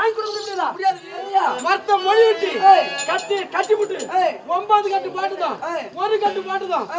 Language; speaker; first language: Tamil; native; Tamil